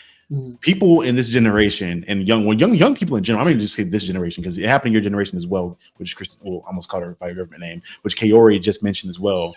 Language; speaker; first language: English; native; English